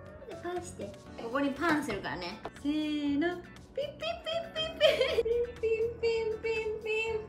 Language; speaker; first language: Japanese; native; Japanese